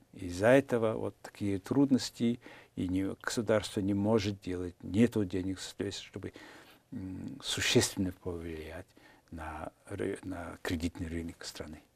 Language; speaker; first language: Russian; non-native, fluent; Mongolian